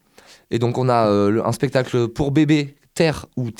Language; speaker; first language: French; native; French